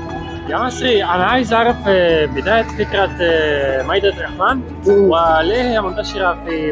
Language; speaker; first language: Arabic; non-native, fluent; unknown